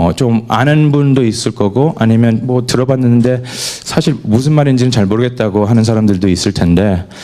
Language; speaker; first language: Korean; non-native, fluent; English